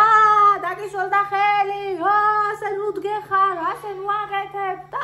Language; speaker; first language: Georgian; native; Georgian